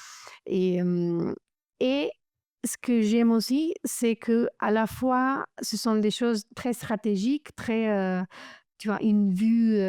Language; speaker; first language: French; non-native, fluent; Romanian